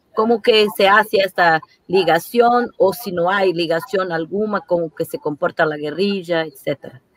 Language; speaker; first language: Spanish; non-native, fluent; Portuguese